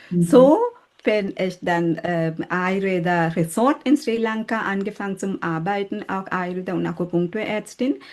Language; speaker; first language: German; non-native, fluent; Sinhala